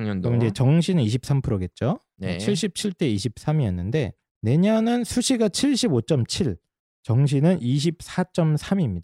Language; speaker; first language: Korean; native; Korean